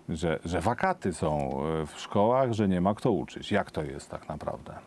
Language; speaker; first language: Polish; native; Polish